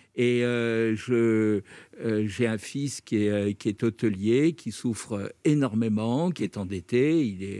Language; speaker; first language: French; native; French